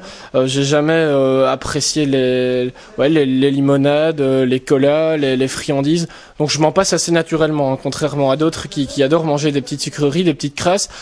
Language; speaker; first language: French; native; French